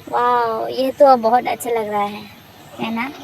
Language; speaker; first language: Hindi; non-native, local second language; Bodo